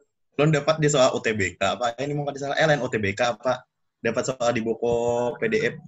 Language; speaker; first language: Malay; non-native, local second language; Banjar